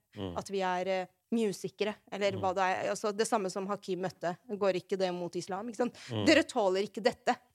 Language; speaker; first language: Norwegian; early bilingual, other home language; Arabic